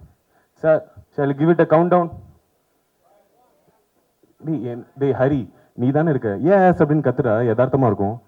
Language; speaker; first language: Tamil; native; Tamil